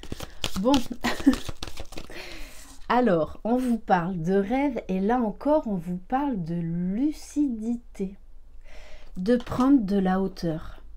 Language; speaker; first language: French; native; French